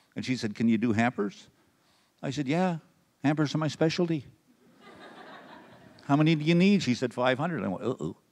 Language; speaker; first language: English; native; English